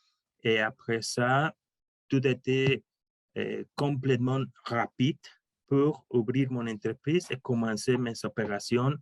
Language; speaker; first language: French; non-native, learner; Spanish